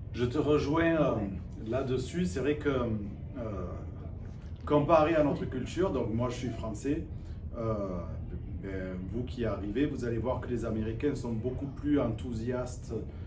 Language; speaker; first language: French; native; French